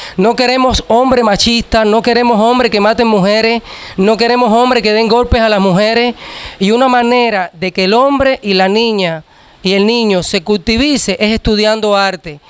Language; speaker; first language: Spanish; native; Spanish